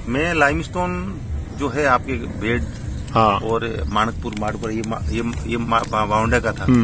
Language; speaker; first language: Hindi; native; Hindi